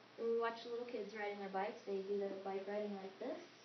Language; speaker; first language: English; native; English